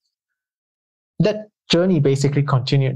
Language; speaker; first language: English; native; English